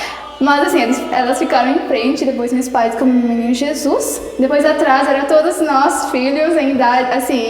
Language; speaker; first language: Portuguese; non-native, fluent; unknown